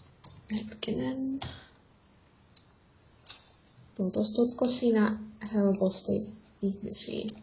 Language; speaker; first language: Finnish; non-native, fluent; Russian